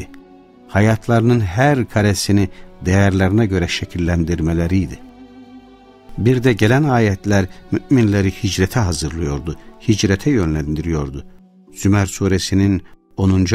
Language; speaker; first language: Turkish; native; Turkish